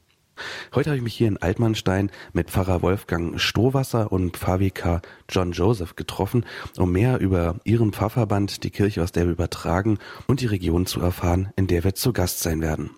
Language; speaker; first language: German; native; German